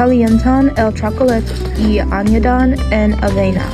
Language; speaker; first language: Spanish; non-native, learner; English